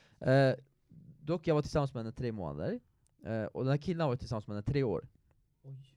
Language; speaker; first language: Swedish; non-native, fluent; Persian